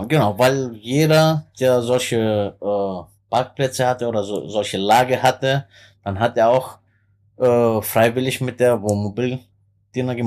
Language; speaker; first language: German; non-native, fluent; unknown